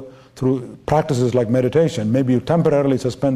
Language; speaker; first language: English; non-native, local second language; Tamil